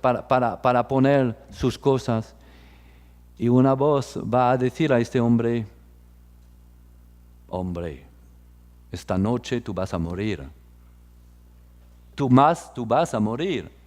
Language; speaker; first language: Spanish; non-native, fluent; French